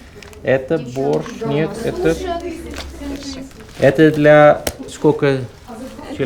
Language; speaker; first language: Russian; non-native, learner; Dutch